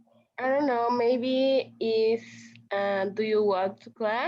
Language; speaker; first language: English; non-native, learner; Spanish